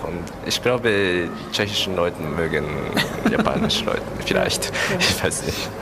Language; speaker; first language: German; non-native, learner; Japanese